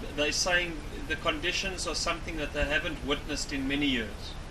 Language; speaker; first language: English; native; English